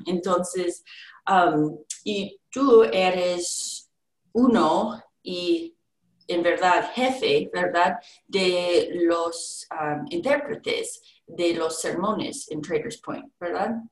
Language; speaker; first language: Spanish; non-native, learner; English